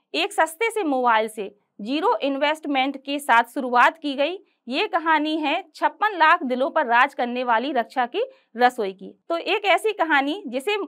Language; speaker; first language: Hindi; native; Hindi